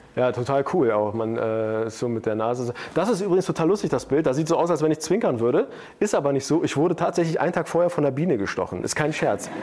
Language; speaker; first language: German; early bilingual, other home language; Turkish